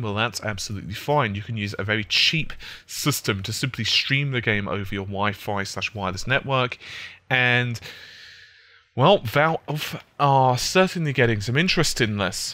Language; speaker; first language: English; native; English